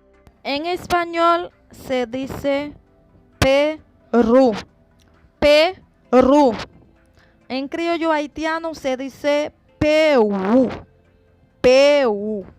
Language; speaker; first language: Spanish; non-native, fluent; Haitian Creole